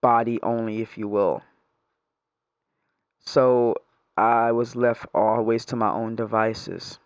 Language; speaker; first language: English; native; English